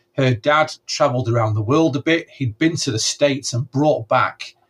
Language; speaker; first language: English; native; English